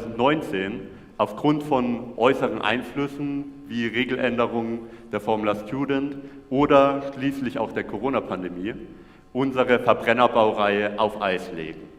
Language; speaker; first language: German; native; German